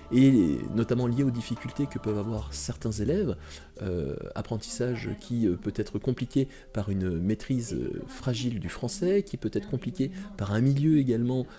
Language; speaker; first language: French; native; French